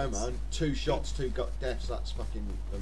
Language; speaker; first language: English; native; English